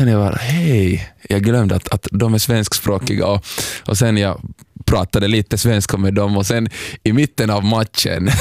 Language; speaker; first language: Swedish; non-native, local second language; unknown